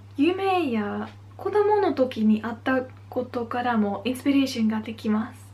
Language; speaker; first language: Japanese; non-native, fluent; Dutch